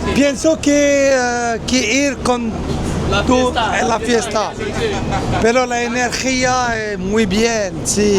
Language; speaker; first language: Spanish; non-native, learner; French